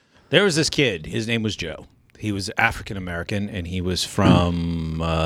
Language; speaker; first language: English; native; English